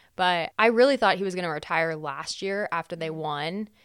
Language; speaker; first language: English; native; English